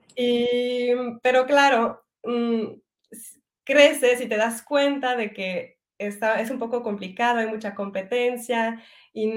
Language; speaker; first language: Spanish; non-native, fluent; French